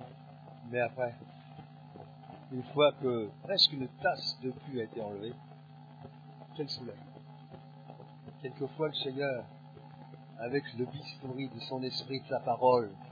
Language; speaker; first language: French; native; French